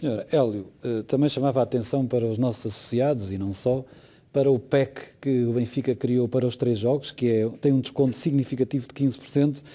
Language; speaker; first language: Portuguese; native; Portuguese